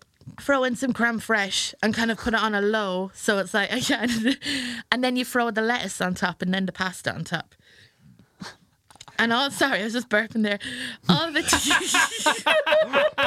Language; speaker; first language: English; native; English